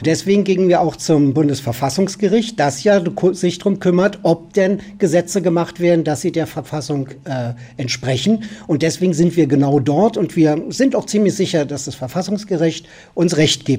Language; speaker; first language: German; native; German